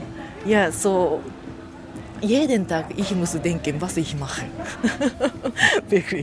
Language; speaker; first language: German; non-native, learner; Japanese